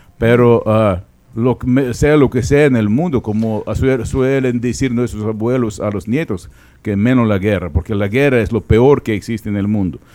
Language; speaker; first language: Spanish; non-native, fluent; Ukrainian